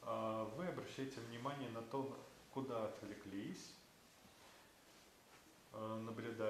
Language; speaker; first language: Russian; native; Russian